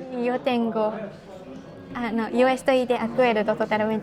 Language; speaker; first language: Spanish; non-native, learner; Japanese